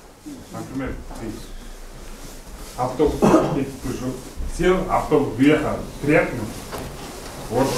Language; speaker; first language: Russian; non-native, local second language; Kyrgyz